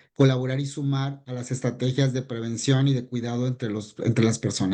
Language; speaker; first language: Spanish; native; Spanish